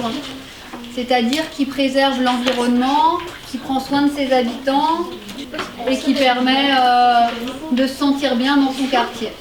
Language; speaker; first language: French; native; French